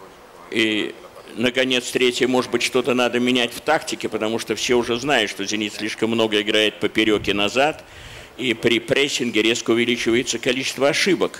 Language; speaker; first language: Russian; native; Russian